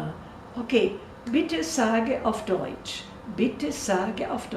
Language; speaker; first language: German; non-native, fluent; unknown